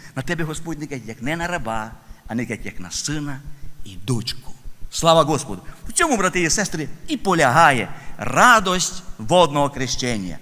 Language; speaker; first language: Ukrainian; native; Ukrainian